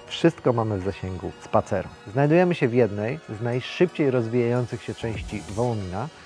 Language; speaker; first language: Polish; native; Polish